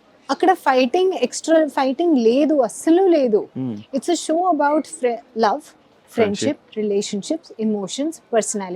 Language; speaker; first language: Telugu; non-native, local second language; Hindi